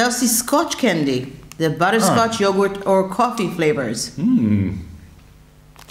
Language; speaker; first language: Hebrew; native; Hebrew